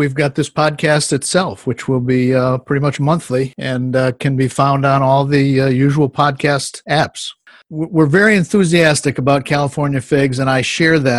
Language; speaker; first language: English; native; English